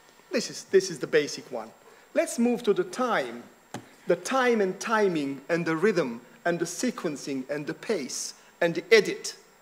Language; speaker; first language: English; non-native, fluent; Macedonian